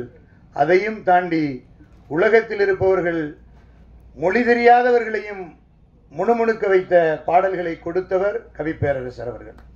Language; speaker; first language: Tamil; native; Tamil